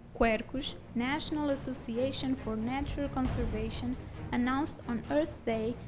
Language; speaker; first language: English; non-native, fluent; Portuguese